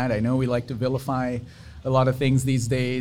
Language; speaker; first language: English; non-native, local second language; Sinhala